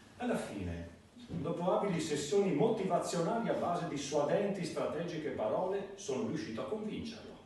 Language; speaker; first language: Italian; native; Italian